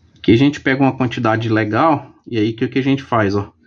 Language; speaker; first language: Portuguese; native; Portuguese